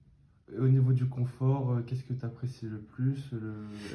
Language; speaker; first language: French; native; French